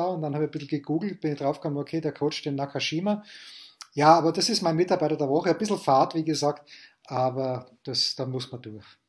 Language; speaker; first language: German; native; German